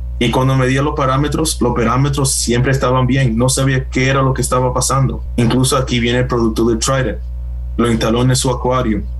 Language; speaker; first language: Spanish; early bilingual, heritage; Spanish